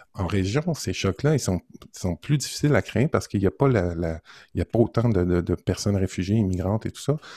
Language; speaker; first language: French; native; French